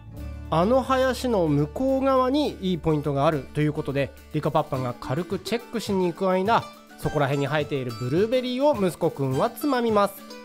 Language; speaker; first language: Japanese; native; Japanese